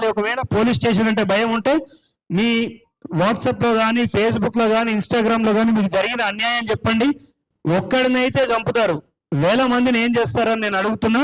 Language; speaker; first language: Telugu; native; Telugu